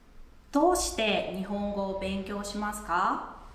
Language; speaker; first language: Japanese; non-native, learner; English